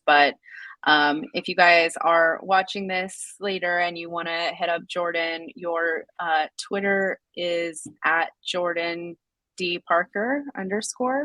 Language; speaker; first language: English; native; English